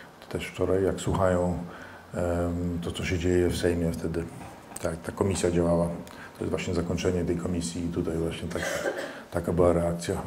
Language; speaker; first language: Polish; early bilingual, heritage; Polish